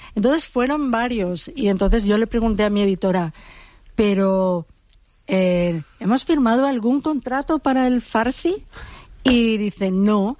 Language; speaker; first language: Spanish; native; Spanish